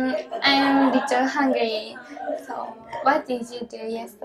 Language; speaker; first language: English; non-native, learner; Japanese